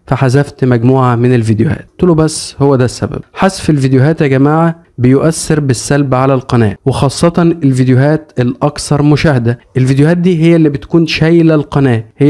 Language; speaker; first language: Arabic; native; Arabic